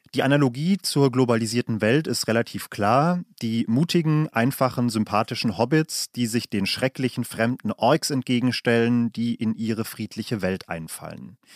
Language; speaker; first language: German; native; German